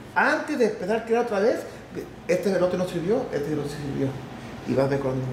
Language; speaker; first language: Spanish; early bilingual, heritage; Spanish